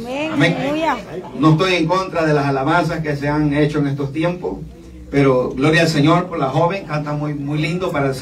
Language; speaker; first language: Spanish; native; Spanish